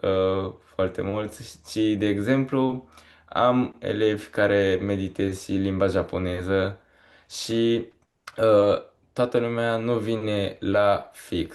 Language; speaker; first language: Romanian; early bilingual, heritage; Romanian